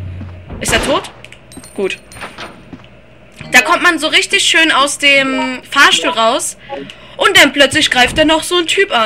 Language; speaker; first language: German; native; German